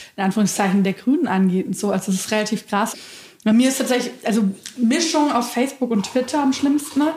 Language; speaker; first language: German; native; German